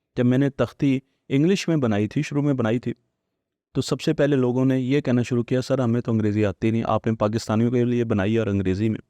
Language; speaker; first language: Urdu; non-native, local second language; Punjabi